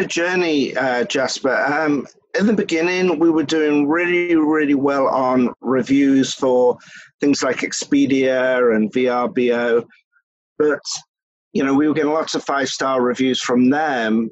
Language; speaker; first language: English; native; English